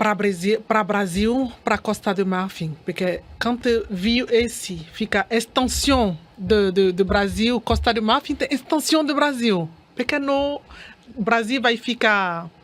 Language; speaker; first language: Portuguese; non-native, learner; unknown